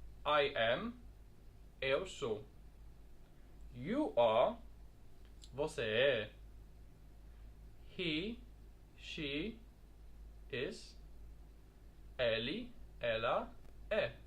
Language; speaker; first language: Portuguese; non-native, fluent; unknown